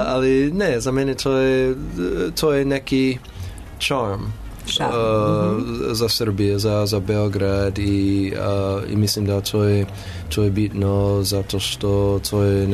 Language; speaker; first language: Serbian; non-native, learner; English